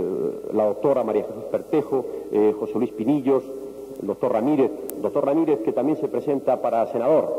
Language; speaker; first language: Spanish; native; Spanish